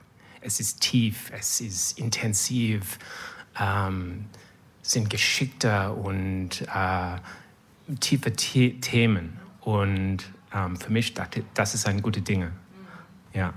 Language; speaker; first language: German; non-native, learner; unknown